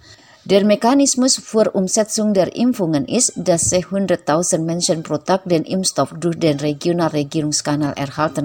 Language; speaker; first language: German; non-native, fluent; Indonesian